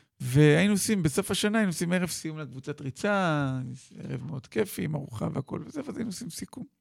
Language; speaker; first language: Hebrew; native; Hebrew